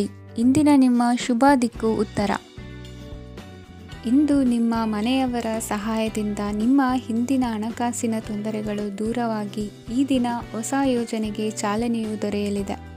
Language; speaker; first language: Kannada; native; Kannada